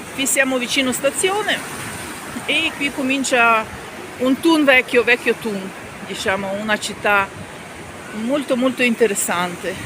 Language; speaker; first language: Italian; non-native, learner; Ukrainian